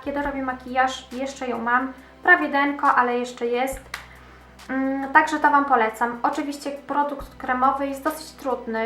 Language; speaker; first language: Polish; native; Polish